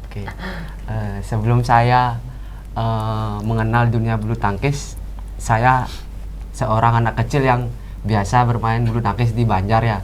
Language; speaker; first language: Indonesian; non-native, local second language; Balinese